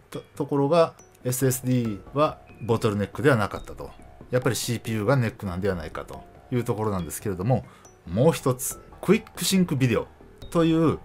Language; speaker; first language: Japanese; native; Japanese